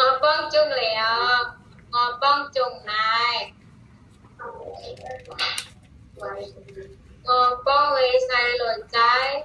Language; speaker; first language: Chinese; non-native, learner; Indonesian